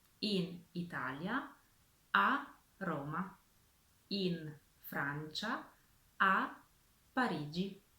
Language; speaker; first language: Italian; native; Italian